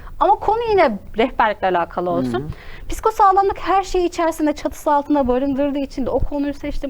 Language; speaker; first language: Turkish; native; Turkish